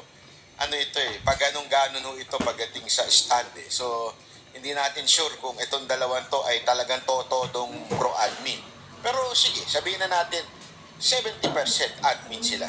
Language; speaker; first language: Filipino; non-native, local second language; Cebuano